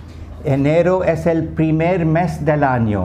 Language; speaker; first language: Spanish; non-native, fluent; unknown